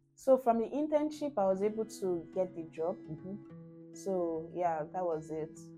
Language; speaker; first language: English; non-native, local second language; Yoruba